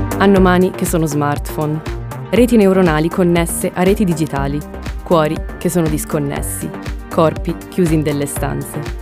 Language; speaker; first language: Italian; early bilingual, other home language; Spanish